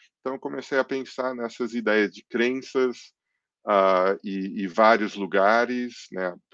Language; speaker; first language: Portuguese; early bilingual, other home language; English